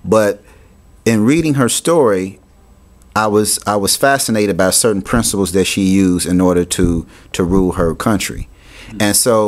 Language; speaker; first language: English; native; English